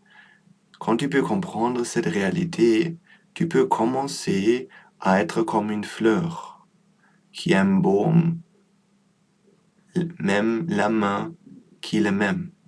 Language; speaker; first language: French; non-native, learner; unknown